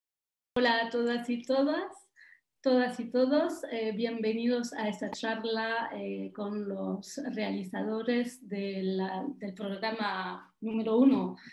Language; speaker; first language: Spanish; non-native, fluent; French